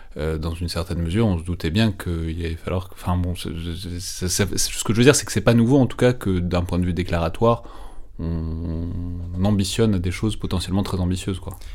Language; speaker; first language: French; native; French